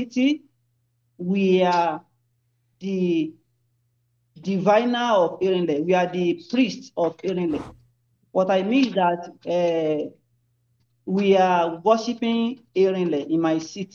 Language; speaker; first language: English; non-native, local second language; Yoruba